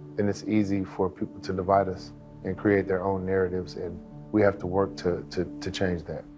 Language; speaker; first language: English; native; English